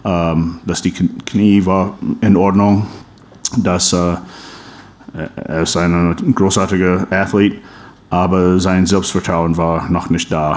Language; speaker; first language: German; non-native, fluent; English